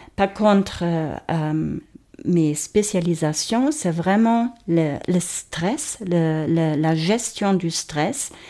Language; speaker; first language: French; non-native, fluent; German